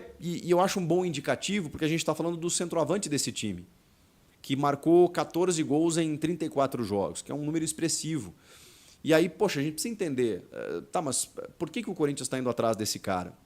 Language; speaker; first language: Portuguese; native; Portuguese